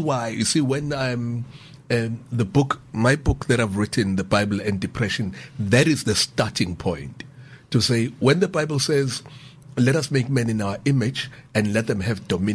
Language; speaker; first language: English; non-native, local second language; Zulu